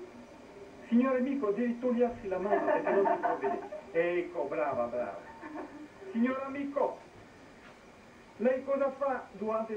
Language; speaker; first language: Italian; non-native, fluent; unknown